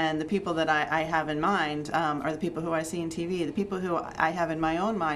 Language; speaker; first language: English; native; English